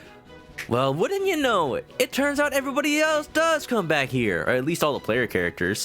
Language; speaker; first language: English; native; English